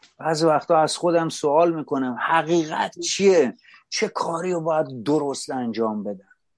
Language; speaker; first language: Persian; native; Persian